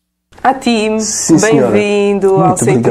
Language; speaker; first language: Portuguese; native; Portuguese